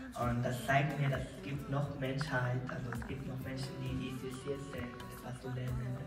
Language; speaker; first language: German; non-native, learner; Persian